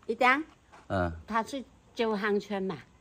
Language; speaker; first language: Chinese; non-native, local second language; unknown